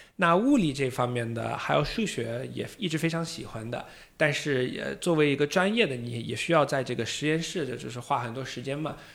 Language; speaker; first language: Chinese; non-native, fluent; English